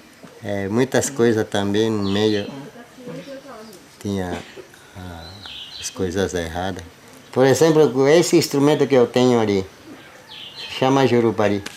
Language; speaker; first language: Portuguese; non-native, local second language; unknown